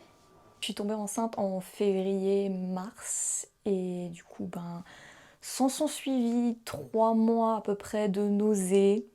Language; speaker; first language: French; native; French